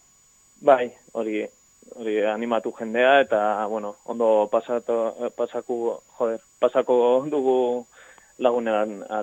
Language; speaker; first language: Basque; non-native, local second language; Spanish